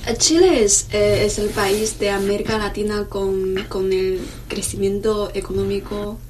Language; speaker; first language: Spanish; non-native, fluent; Chinese